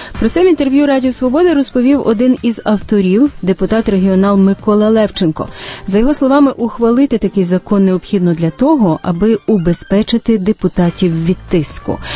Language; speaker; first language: Ukrainian; native; Ukrainian